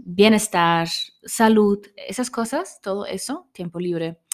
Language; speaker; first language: Spanish; non-native, fluent; German